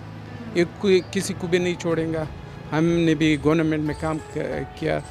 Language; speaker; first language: Hindi; non-native, fluent; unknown